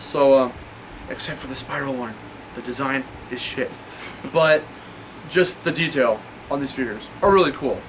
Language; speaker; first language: English; native; English